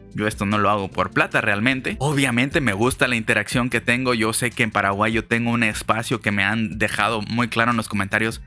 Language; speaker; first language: Spanish; native; Spanish